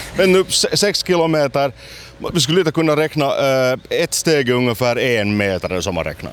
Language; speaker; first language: Swedish; native; Swedish